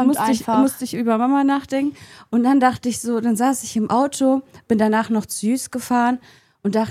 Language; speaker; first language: German; early bilingual, other home language; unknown